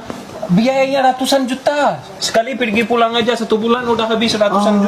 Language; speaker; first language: Indonesian; non-native, fluent; Urdu